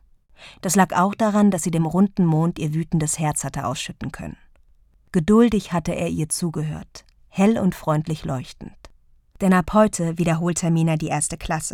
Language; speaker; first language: German; native; German